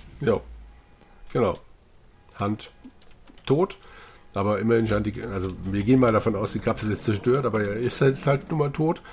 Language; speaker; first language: German; native; German